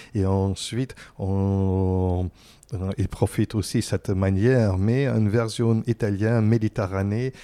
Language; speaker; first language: French; non-native, fluent; German